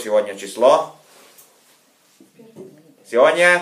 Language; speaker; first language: Russian; non-native, fluent; Italian